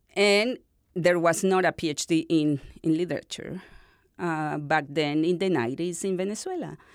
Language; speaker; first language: English; non-native, fluent; Spanish